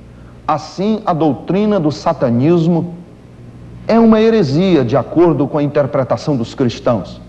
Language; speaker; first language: Portuguese; native; Portuguese